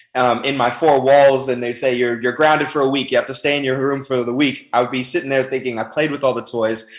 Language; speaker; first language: English; native; English